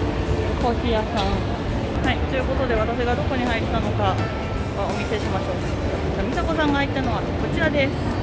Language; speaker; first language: Japanese; native; Japanese